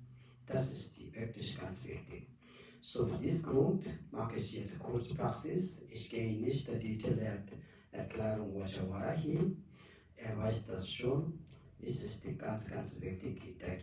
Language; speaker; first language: German; non-native, learner; Tibetan